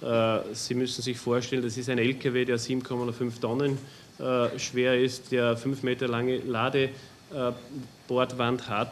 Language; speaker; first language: German; native; German